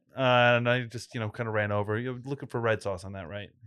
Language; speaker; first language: English; early bilingual, other home language; Italian